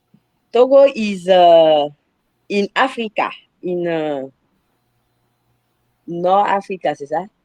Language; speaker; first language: English; non-native, learner; French